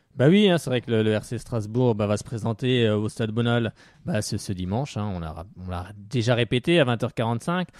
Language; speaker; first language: French; native; French